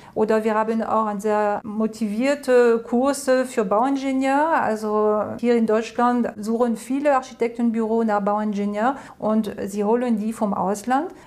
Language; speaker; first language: German; non-native, fluent; French